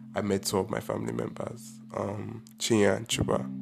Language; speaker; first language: English; non-native, local second language; Igbo